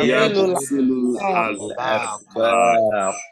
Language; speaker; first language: Arabic; non-native, learner; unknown